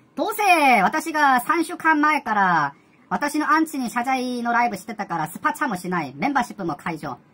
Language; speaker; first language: Japanese; non-native, learner; Korean